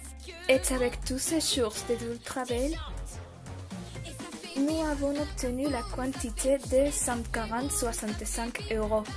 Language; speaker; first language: French; non-native, learner; Spanish